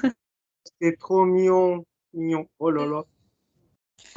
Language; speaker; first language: French; non-native, fluent; Portuguese